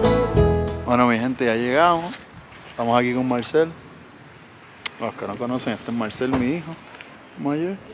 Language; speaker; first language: Spanish; native; Spanish